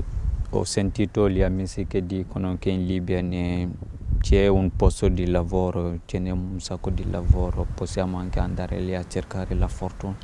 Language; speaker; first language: Italian; non-native, fluent; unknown